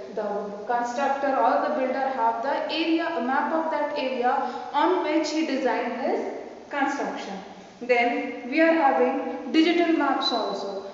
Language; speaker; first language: English; non-native, local second language; Hindi